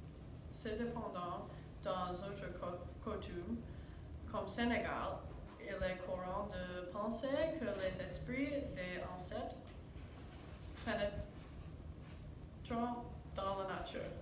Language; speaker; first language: French; non-native, learner; English